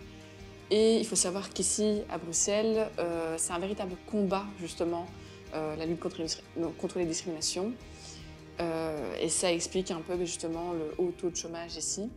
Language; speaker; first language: French; native; French